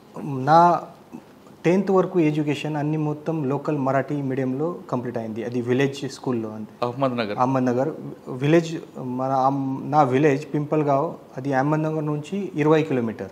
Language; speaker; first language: Telugu; non-native, learner; Marathi